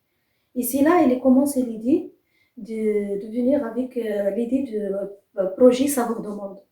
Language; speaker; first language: French; non-native, fluent; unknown